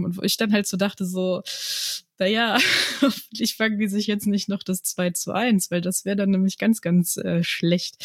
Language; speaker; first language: German; native; German